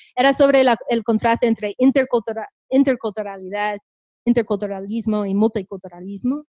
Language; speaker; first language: Spanish; non-native, fluent; English